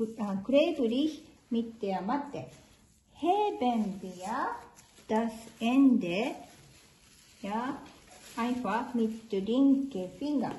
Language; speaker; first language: German; non-native, learner; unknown